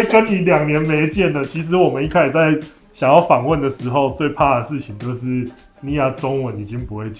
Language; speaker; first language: Chinese; native; Chinese